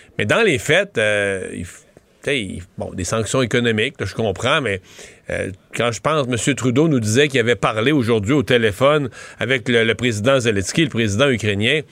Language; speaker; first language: French; native; French